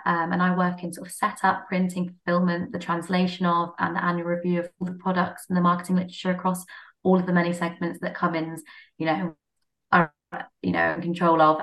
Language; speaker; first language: English; native; English